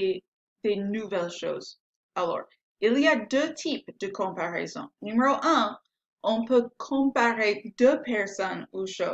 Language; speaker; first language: French; non-native, fluent; English